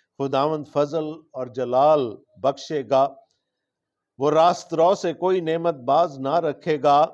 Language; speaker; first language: Urdu; non-native, local second language; Punjabi